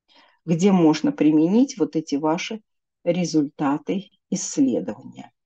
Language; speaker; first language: Russian; native; Russian